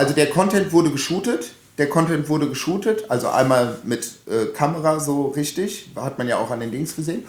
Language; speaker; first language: German; native; German